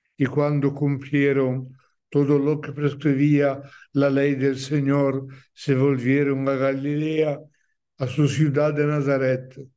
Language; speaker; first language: Spanish; non-native, fluent; Italian